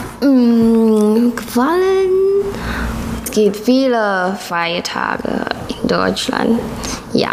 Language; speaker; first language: German; non-native, learner; Chinese